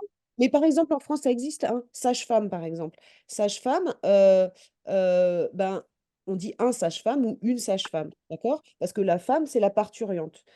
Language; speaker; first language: French; native; French